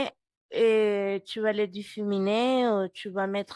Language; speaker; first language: French; non-native, fluent; Spanish